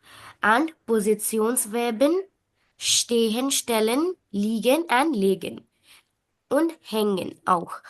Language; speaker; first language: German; non-native, fluent; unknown